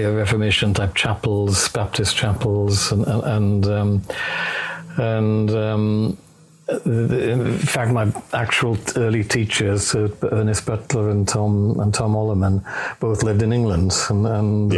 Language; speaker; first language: English; native; English